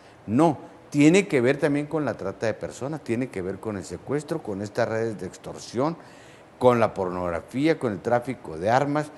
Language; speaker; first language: Spanish; native; Spanish